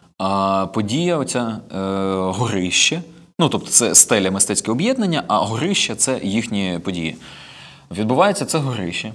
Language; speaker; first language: Ukrainian; non-native, local second language; Russian